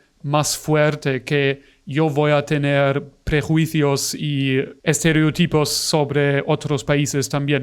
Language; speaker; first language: Spanish; non-native, fluent; German